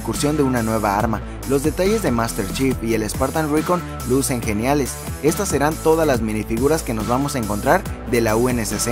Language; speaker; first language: Spanish; native; Spanish